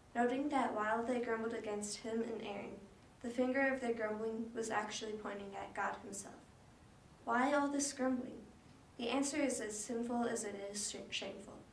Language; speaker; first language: English; native; English